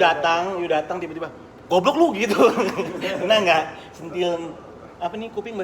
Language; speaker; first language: Indonesian; native; Indonesian